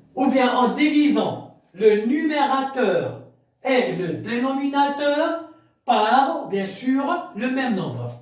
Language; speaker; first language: French; non-native, local second language; Arabic